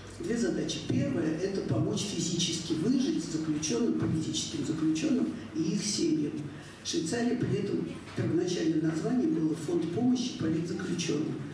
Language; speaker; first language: Russian; native; Russian